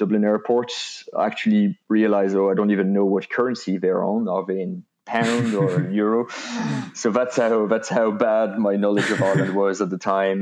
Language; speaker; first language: English; non-native, fluent; French